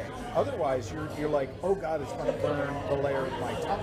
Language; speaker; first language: English; native; English